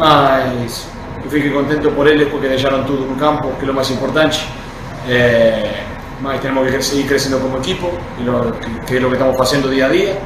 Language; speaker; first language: Portuguese; non-native, learner; Spanish